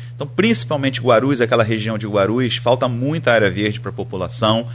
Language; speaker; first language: Portuguese; native; Portuguese